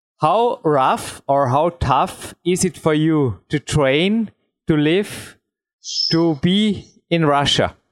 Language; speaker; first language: English; non-native, fluent; German